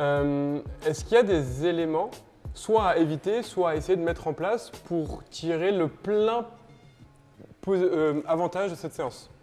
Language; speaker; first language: French; native; French